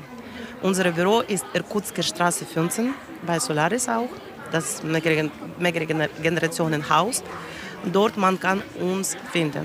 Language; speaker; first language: German; non-native, learner; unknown